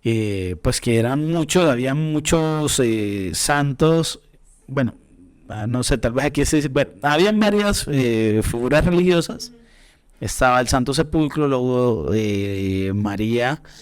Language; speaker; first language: Spanish; native; Spanish